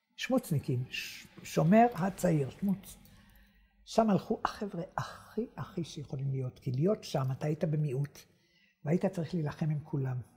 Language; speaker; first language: Hebrew; native; Hebrew